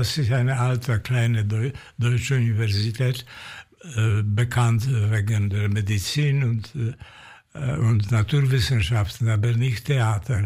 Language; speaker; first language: German; non-native, fluent; Polish